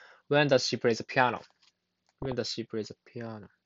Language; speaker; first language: English; non-native, learner; Japanese